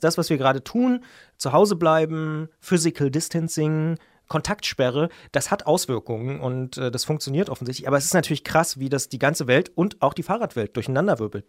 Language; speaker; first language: German; native; German